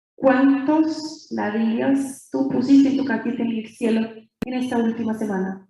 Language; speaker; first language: Spanish; non-native, fluent; Portuguese